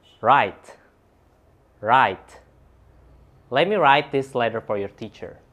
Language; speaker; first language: English; non-native, fluent; Indonesian